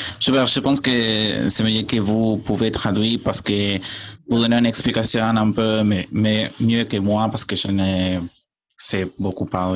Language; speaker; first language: French; non-native, learner; Spanish